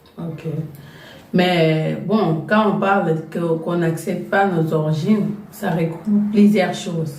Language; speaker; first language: French; non-native, local second language; Lingala